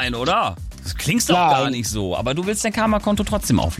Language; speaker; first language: German; native; German